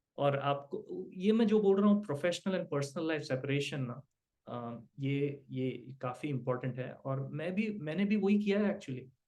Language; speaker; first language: Hindi; non-native, local second language; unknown